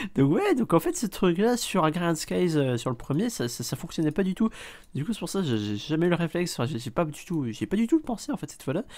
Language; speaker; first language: French; native; French